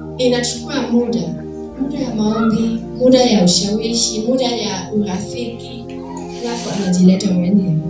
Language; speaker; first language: Swahili; non-native, fluent; German